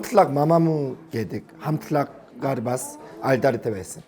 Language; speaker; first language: Mongolian; non-native, fluent; Korean